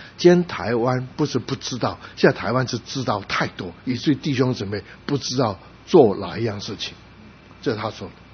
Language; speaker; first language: Chinese; non-native, local second language; Cantonese